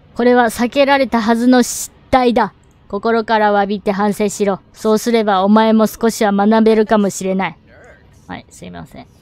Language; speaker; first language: Japanese; native; Japanese